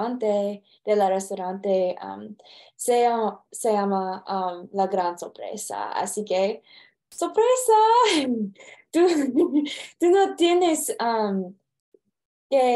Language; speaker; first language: Spanish; non-native, learner; English